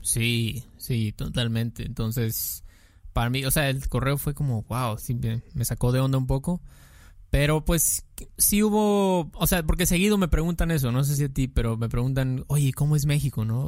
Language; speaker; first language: Spanish; native; Spanish